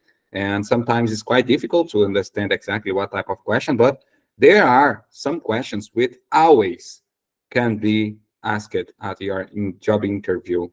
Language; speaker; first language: English; non-native, fluent; Portuguese